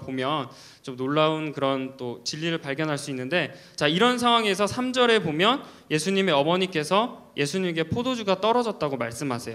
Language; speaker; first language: Korean; native; Korean